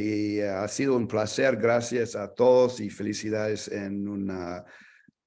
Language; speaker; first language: Spanish; non-native, fluent; English